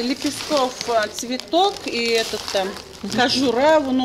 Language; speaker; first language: Russian; non-native, learner; Turkish